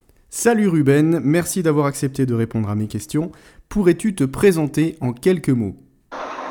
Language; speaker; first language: French; native; French